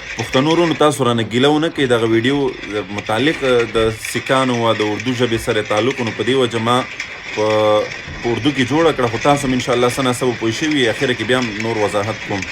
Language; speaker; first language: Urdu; non-native, local second language; Pashto